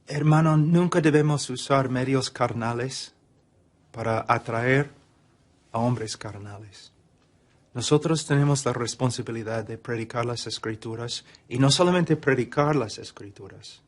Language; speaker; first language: Spanish; non-native, fluent; English